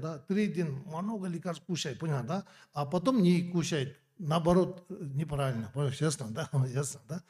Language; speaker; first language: Russian; non-native, learner; Tibetan